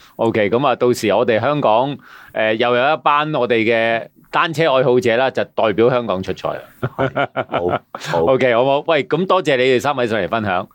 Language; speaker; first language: Cantonese; native; Cantonese